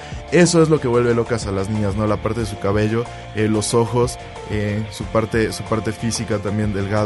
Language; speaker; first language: Spanish; native; Spanish